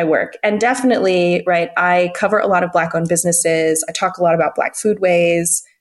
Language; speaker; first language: English; native; English